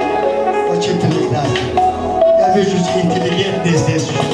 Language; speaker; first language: Russian; non-native, local second language; Azerbaijani